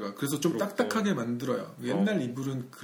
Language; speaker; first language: Korean; native; Korean